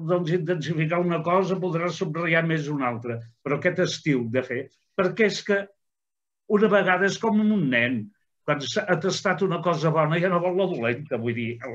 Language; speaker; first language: Catalan; native; Catalan